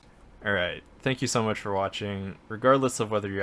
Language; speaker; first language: English; native; English